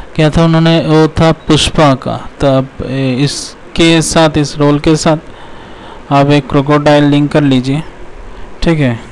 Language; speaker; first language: Hindi; non-native, local second language; Bangla